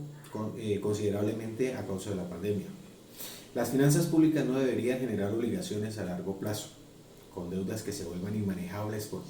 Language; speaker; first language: Spanish; native; Spanish